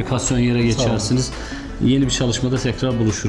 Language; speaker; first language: Turkish; native; Turkish